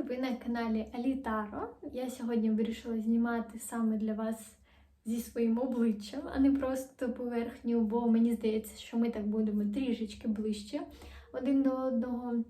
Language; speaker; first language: Ukrainian; non-native, local second language; Russian